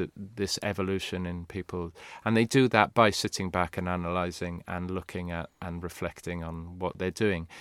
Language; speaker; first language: English; non-native, local second language; Welsh